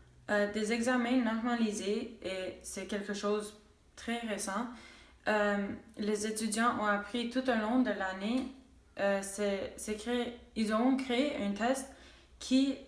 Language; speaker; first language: French; non-native, local second language; English